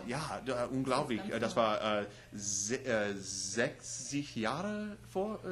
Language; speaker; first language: German; non-native, learner; English